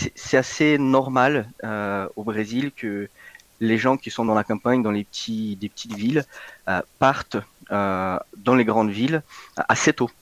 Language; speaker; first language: French; non-native, fluent; Portuguese